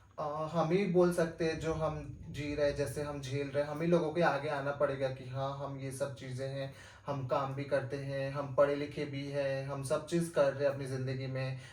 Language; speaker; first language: Hindi; non-native, local second language; Nepali